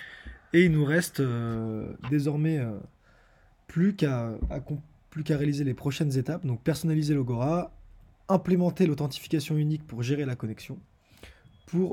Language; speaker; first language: French; native; French